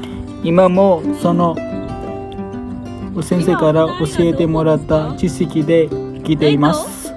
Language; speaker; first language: Japanese; non-native, learner; Nepali